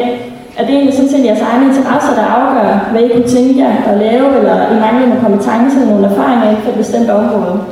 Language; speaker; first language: Danish; native; Danish